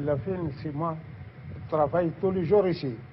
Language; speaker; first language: French; non-native, learner; Arabic